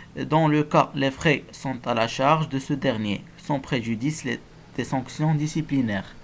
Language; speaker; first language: French; non-native, local second language; Arabic